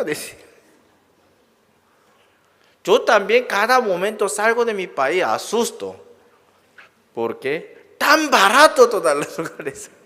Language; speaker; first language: Spanish; non-native, learner; Korean